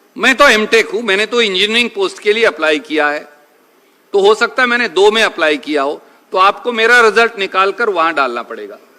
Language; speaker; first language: Hindi; native; Hindi